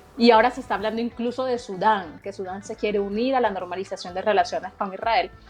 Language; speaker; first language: Spanish; native; Spanish